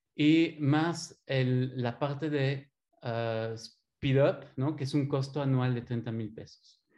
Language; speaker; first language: Spanish; non-native, fluent; French